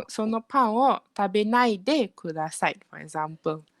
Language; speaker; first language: Japanese; non-native, learner; Malay